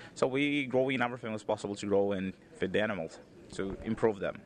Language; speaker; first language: English; non-native, fluent; Uzbek